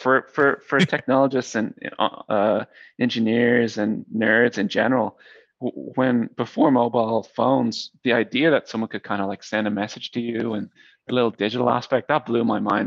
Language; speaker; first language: English; native; English